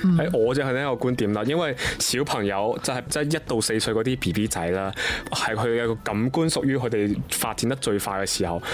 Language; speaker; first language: Chinese; non-native, local second language; Cantonese